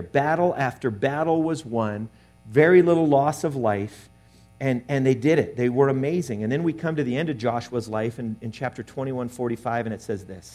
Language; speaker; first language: English; native; English